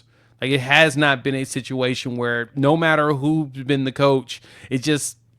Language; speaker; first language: English; native; English